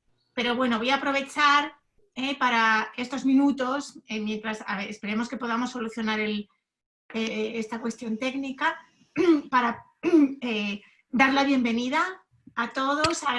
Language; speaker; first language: Spanish; native; Spanish